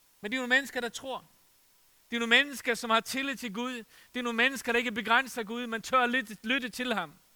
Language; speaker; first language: Danish; non-native, fluent; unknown